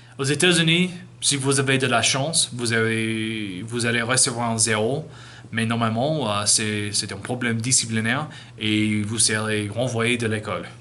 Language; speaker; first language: French; non-native, fluent; English